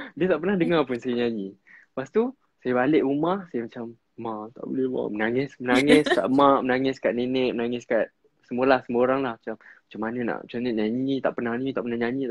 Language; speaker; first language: Malay; non-native, local second language; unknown